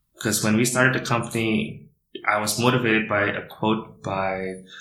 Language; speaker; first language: English; non-native, fluent; Indonesian